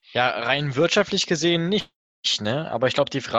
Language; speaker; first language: German; native; German